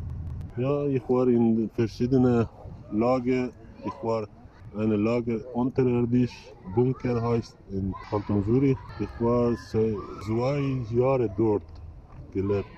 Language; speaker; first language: German; non-native, learner; Persian